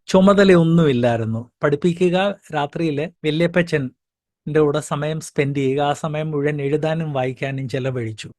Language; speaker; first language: Malayalam; native; Malayalam